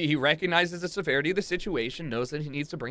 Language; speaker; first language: English; native; English